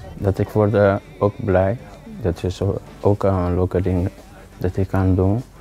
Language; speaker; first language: Dutch; non-native, learner; Portuguese